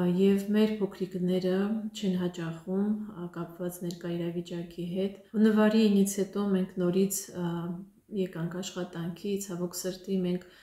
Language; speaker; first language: Armenian; native; Armenian